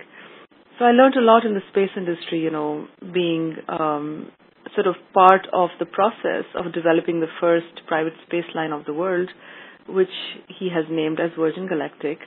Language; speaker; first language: English; non-native, local second language; Urdu